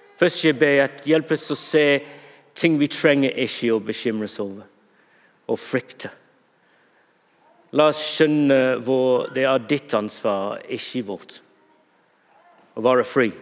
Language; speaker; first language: Norwegian; non-native, fluent; English